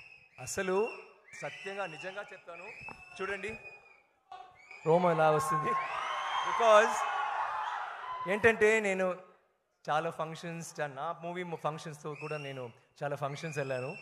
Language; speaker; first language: Telugu; non-native, learner; Tamil